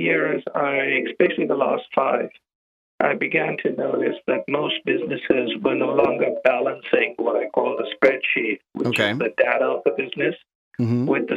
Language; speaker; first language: English; non-native, local second language; Gujarati